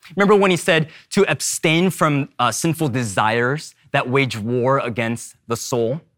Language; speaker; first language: English; early bilingual, other home language; Korean